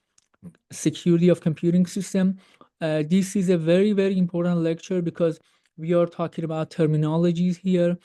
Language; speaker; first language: English; non-native, fluent; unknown